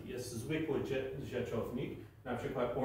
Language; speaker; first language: Polish; non-native, fluent; English